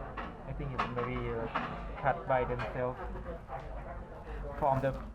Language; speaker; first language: English; non-native, learner; Thai